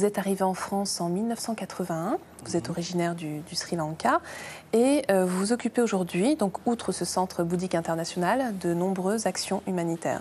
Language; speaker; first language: French; native; French